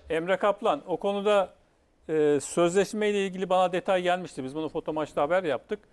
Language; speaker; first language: Turkish; native; Turkish